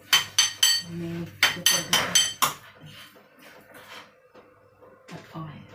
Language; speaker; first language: English; non-native, learner; Thai